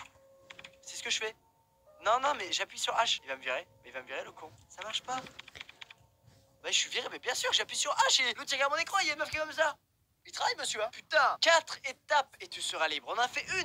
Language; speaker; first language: French; native; French